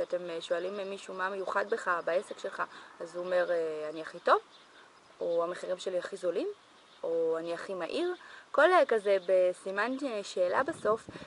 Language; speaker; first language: Hebrew; native; Hebrew